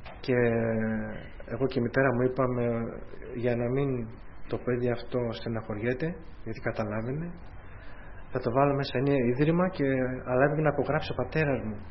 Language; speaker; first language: Greek; early bilingual, heritage; Greek